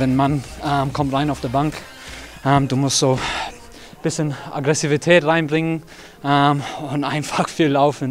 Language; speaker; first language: German; non-native, learner; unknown